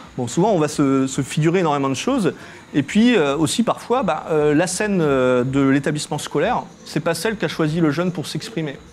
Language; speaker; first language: French; native; French